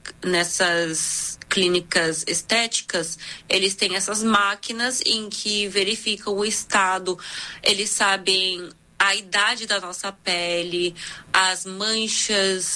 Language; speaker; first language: Portuguese; non-native, fluent; Korean